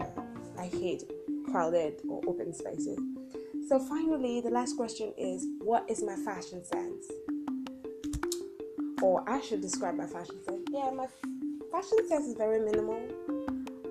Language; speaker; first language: English; non-native, local second language; Ibibio